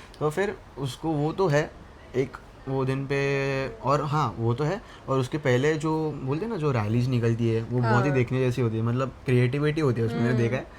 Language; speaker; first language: Hindi; non-native, local second language; Marathi